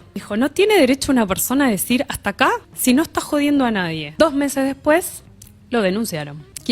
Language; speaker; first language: Spanish; native; Spanish